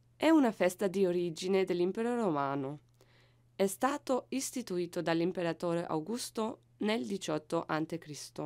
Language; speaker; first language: Italian; non-native, learner; German